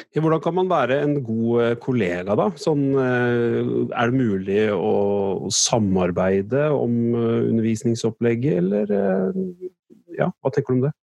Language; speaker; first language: Norwegian; native; Norwegian